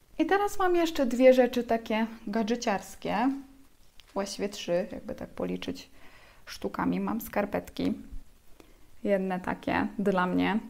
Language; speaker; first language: Polish; native; Polish